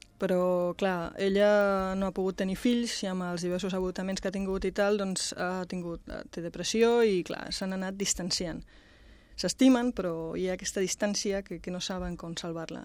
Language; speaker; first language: Catalan; non-native, local second language; Spanish